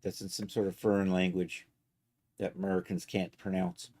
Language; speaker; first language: English; native; English